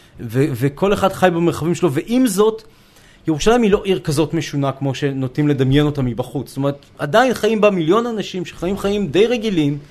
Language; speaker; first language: Hebrew; native; Hebrew